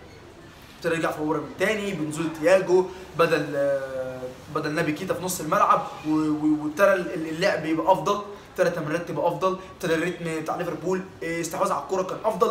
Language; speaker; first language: Arabic; native; Arabic